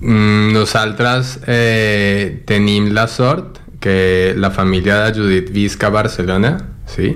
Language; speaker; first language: Catalan; non-native, learner; Spanish